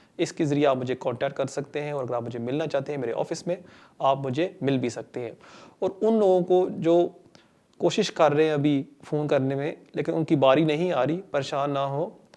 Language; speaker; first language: Urdu; non-native, local second language; Punjabi